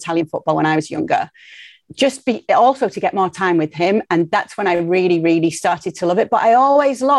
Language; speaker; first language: English; native; English